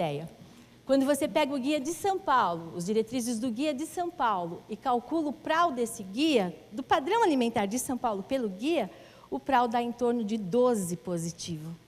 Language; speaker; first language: Portuguese; native; Portuguese